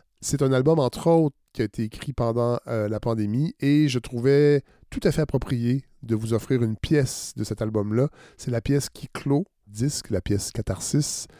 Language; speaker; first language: French; native; French